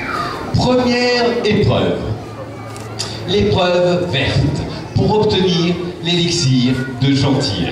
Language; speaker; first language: French; native; French